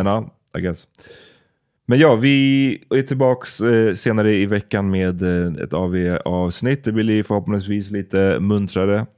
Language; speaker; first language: Swedish; native; Swedish